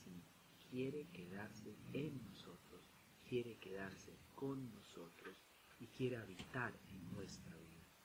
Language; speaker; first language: Spanish; native; Spanish